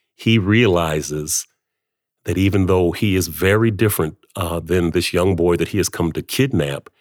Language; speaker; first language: English; native; English